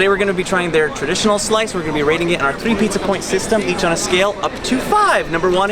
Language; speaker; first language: English; native; English